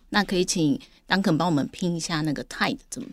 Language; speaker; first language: Chinese; native; Chinese